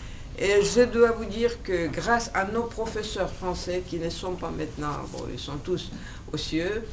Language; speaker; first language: French; non-native, fluent; Georgian